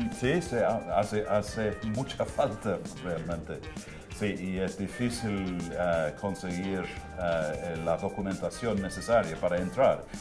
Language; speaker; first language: Spanish; non-native, fluent; English